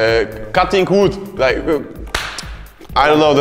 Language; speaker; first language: English; non-native, learner; Polish